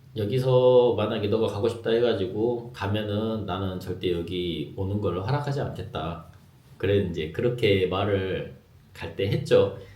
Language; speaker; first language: Korean; native; Korean